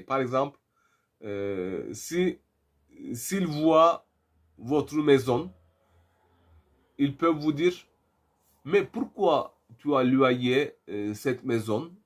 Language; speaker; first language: French; non-native, fluent; Turkish